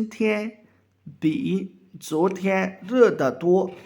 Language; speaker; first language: Chinese; non-native, fluent; Urdu